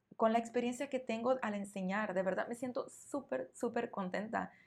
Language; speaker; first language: Spanish; native; Spanish